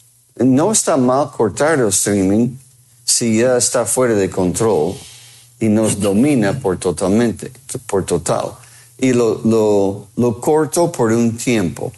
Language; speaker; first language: Spanish; non-native, fluent; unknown